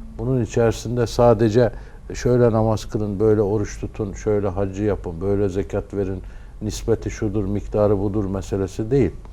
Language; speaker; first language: Turkish; native; Turkish